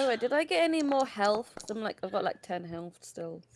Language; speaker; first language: English; native; English